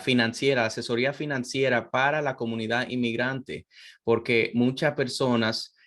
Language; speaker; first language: Spanish; non-native, fluent; English